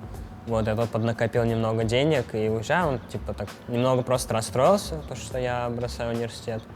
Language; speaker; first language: Russian; native; Russian